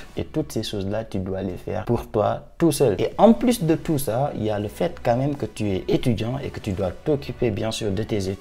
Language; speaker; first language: French; non-native, local second language; Wolof